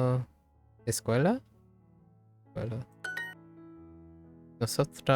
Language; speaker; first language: Spanish; non-native, learner; English